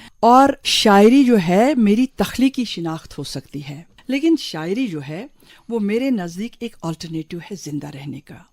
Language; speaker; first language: Urdu; non-native, local second language; Kashmiri